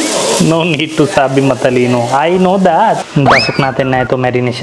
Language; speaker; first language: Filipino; non-native, learner; Punjabi